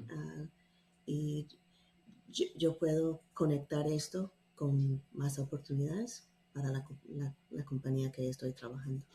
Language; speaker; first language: Spanish; non-native, fluent; English